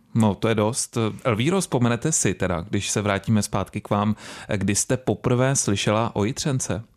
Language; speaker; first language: Czech; native; Czech